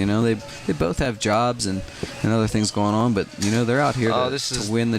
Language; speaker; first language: English; native; English